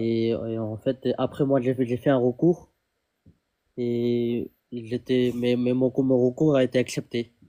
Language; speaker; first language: French; non-native, fluent; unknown